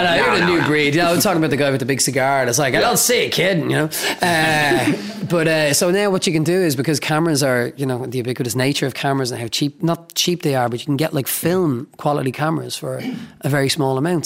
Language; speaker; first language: English; native; English